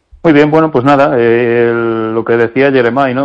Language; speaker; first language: Spanish; native; Spanish